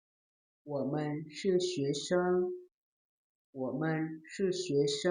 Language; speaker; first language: Chinese; non-native, learner; Lao